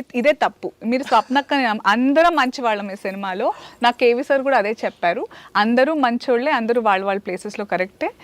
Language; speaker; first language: Telugu; native; Telugu